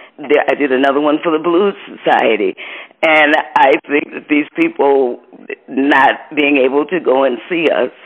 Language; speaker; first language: English; native; English